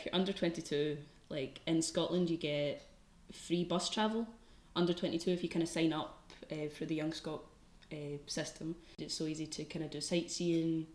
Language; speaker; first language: English; native; English